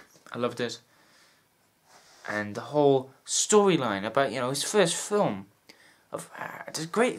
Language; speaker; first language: English; native; English